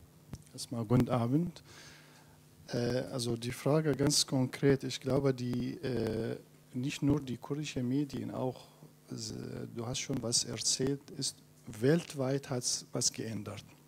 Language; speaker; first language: German; non-native, fluent; Kurdish